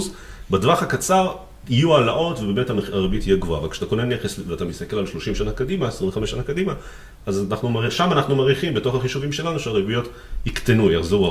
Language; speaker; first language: Hebrew; native; Hebrew